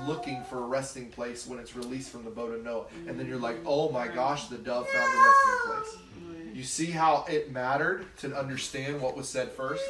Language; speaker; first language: English; native; English